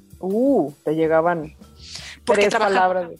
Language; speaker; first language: Spanish; native; Spanish